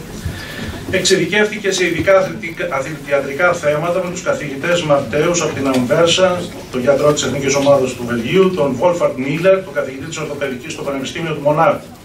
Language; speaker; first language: Greek; native; Greek